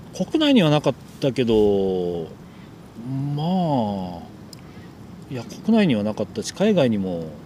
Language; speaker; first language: Japanese; native; Japanese